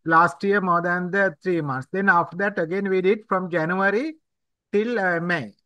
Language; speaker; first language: English; non-native, local second language; Sinhala